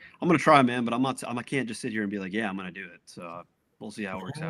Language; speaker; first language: English; native; English